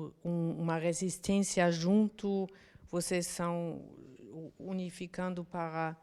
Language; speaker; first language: Portuguese; non-native, learner; German